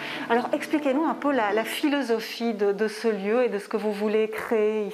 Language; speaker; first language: French; native; French